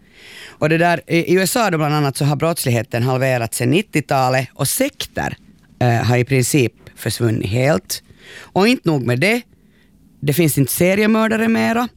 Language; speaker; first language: Swedish; native; Swedish